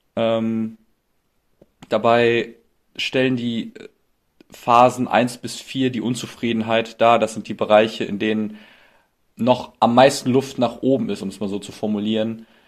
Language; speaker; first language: German; native; German